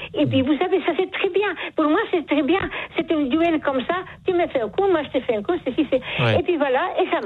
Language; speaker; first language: French; non-native, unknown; Polish